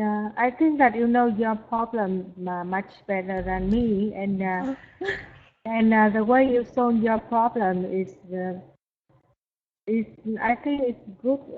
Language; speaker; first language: English; non-native, learner; Vietnamese